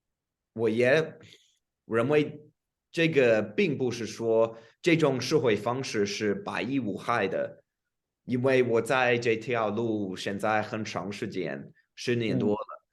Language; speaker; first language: Chinese; non-native, fluent; English